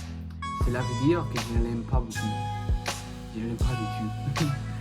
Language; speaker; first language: French; non-native, learner; Spanish